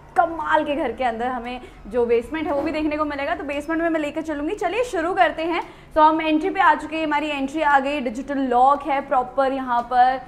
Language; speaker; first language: Hindi; native; Hindi